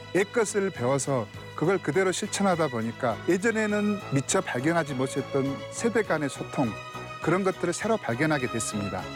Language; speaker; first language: Korean; native; Korean